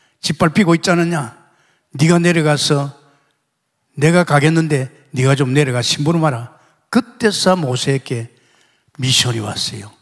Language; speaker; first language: Korean; native; Korean